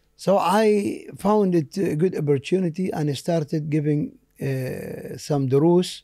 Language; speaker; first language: English; non-native, fluent; Arabic